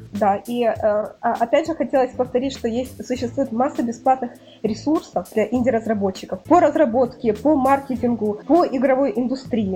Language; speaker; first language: Russian; native; Russian